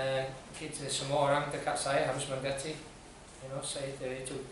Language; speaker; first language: Indonesian; non-native, fluent; English